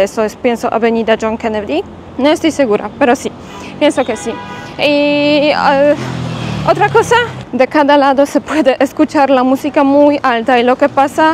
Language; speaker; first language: Spanish; non-native, fluent; Polish